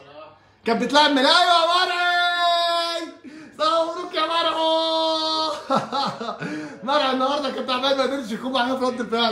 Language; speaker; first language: Arabic; native; Arabic